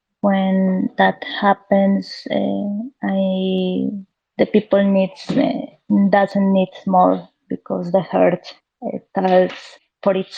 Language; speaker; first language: English; non-native, learner; Spanish